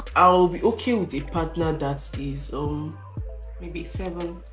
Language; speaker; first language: English; non-native, local second language; Igbo